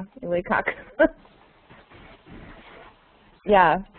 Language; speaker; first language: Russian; non-native, learner; English